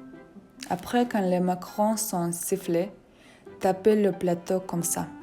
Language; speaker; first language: French; non-native, fluent; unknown